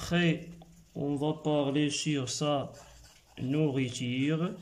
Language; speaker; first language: French; non-native, local second language; Arabic